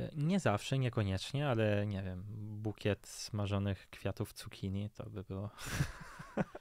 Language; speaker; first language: Polish; non-native, fluent; Italian